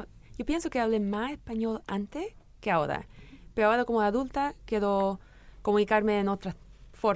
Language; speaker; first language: Spanish; early bilingual, heritage; English